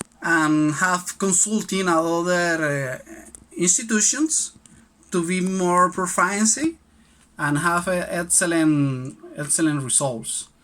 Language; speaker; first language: English; non-native, learner; Spanish